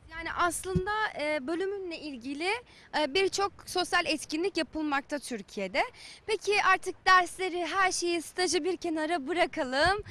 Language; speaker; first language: Turkish; native; Turkish